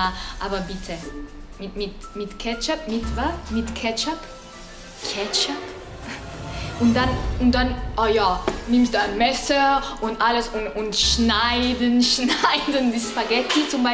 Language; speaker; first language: German; non-native, learner; Italian